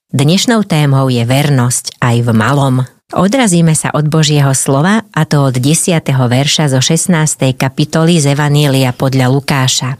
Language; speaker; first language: Slovak; native; Slovak